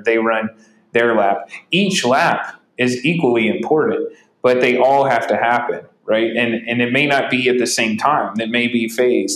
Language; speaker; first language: English; native; English